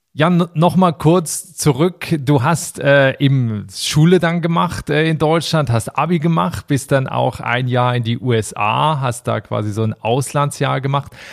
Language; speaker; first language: German; native; German